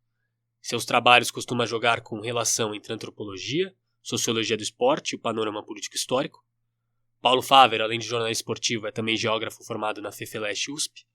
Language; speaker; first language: Portuguese; native; Portuguese